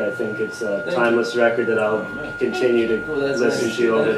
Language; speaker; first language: English; native; English